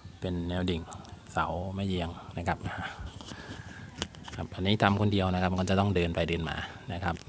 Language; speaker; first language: Thai; native; Thai